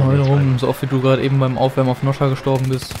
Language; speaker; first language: German; native; German